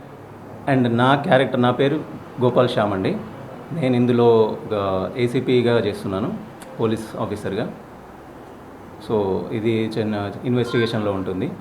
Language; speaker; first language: Telugu; native; Telugu